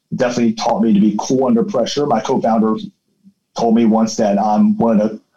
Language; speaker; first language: English; early bilingual, other home language; Chinese